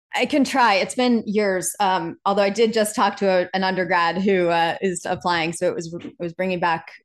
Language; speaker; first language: English; native; English